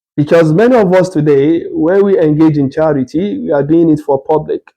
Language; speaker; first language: English; non-native, local second language; Yoruba